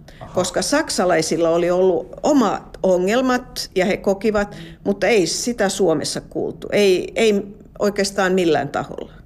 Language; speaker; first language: Finnish; non-native, local second language; Swedish